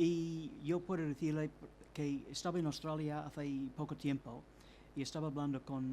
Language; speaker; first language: Spanish; non-native, fluent; English